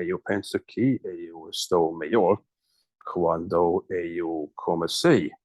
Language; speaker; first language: Portuguese; non-native, learner; English